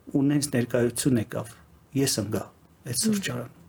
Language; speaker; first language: Armenian; native; Armenian